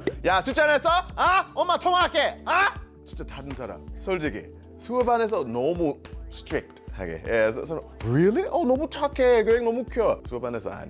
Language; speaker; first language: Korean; non-native, learner; English